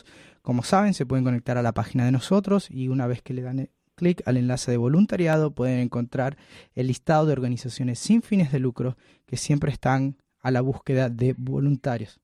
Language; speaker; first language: Spanish; native; Spanish